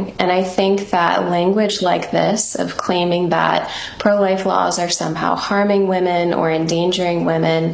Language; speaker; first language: English; native; English